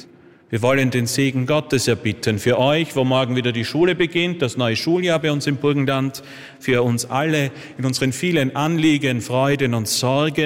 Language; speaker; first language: German; native; German